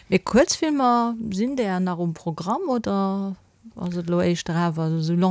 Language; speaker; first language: Luxembourgish; native; Luxembourgish